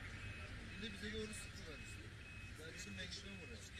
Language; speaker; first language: Turkish; native; Turkish